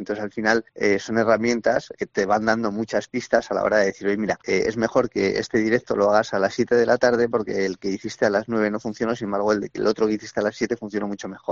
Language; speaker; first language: Spanish; native; Spanish